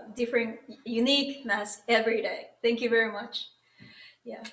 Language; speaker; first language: English; non-native, fluent; Japanese